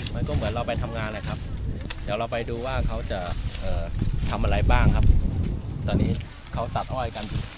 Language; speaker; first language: Thai; non-native, fluent; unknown